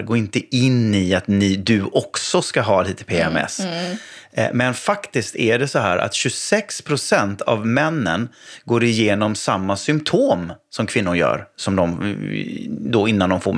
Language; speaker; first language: Swedish; native; Swedish